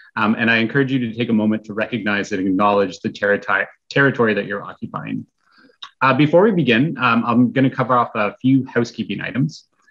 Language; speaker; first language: English; native; English